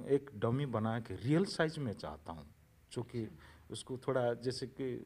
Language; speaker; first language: Hindi; non-native, local second language; Odia